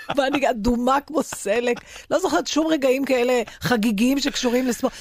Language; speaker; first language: Hebrew; native; Hebrew